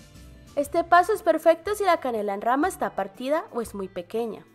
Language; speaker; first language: Spanish; native; Spanish